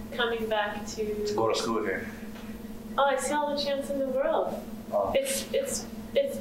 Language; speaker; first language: English; native; English